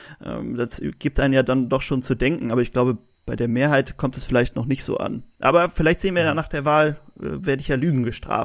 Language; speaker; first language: German; native; German